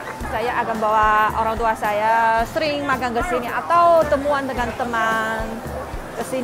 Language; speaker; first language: Indonesian; non-native, fluent; Chinese